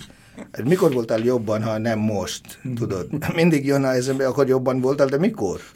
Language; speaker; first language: Hungarian; non-native, fluent; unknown